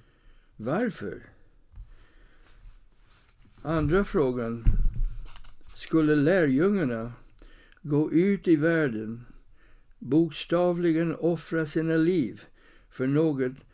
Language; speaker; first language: Swedish; non-native, fluent; English